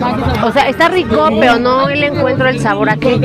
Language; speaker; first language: Spanish; native; Spanish